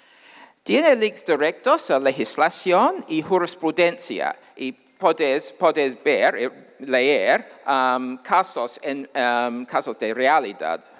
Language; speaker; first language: Spanish; non-native, fluent; English